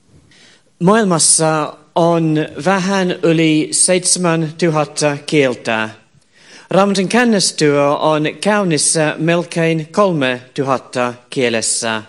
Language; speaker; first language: Finnish; non-native, fluent; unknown